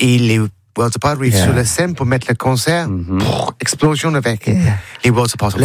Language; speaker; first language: French; non-native, learner; English